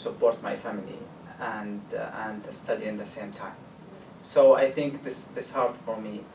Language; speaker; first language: English; non-native, learner; Arabic